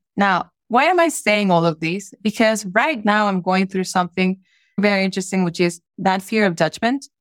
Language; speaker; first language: English; non-native, fluent; Spanish